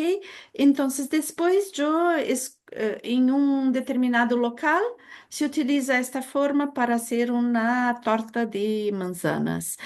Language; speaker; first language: Spanish; non-native, fluent; Portuguese